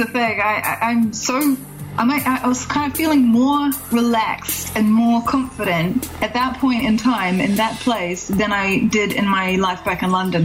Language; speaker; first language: English; native; English